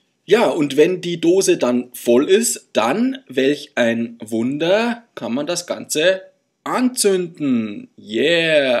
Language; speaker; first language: German; native; German